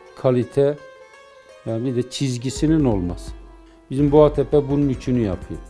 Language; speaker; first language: Turkish; native; Turkish